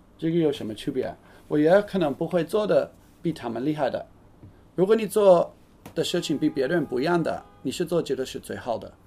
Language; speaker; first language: Chinese; non-native, fluent; English